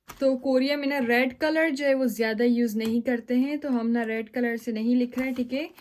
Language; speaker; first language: Urdu; native; Urdu